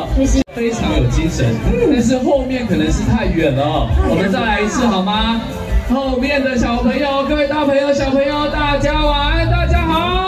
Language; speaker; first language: Chinese; native; Chinese